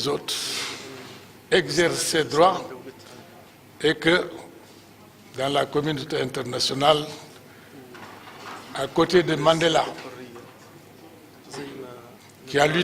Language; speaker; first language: French; non-native, local second language; Wolof